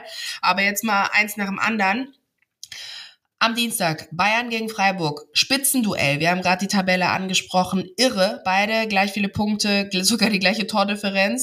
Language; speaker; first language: German; native; German